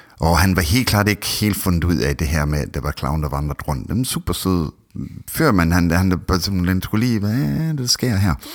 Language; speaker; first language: Danish; non-native, fluent; English